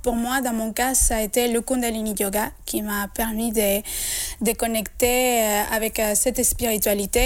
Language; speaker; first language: French; non-native, fluent; Spanish